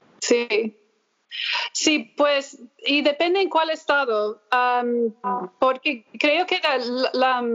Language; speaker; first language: Spanish; early bilingual, heritage; English